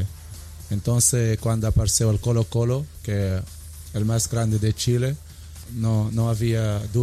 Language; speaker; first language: Portuguese; non-native, local second language; Kabuverdianu